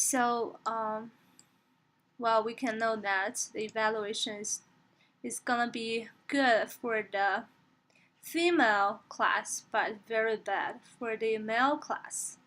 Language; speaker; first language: English; non-native, fluent; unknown